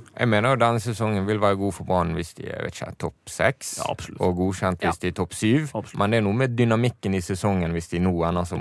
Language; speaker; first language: Norwegian; native; Norwegian